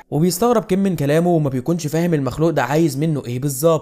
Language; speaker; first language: Arabic; native; Arabic